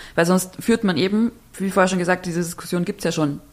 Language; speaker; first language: German; native; German